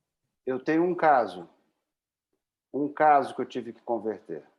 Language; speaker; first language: Portuguese; native; Portuguese